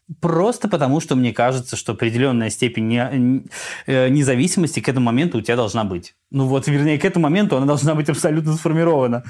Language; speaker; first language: Russian; native; Russian